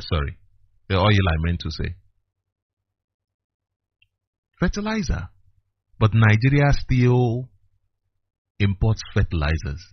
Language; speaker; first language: English; non-native, local second language; Igbo